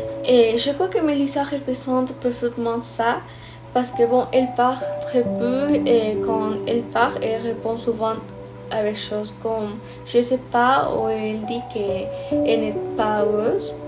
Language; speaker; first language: French; non-native, fluent; Spanish